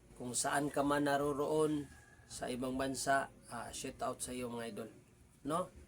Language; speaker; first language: Filipino; non-native, local second language; Cebuano